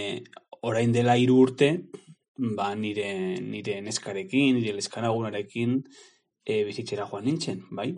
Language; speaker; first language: Basque; non-native, learner; Spanish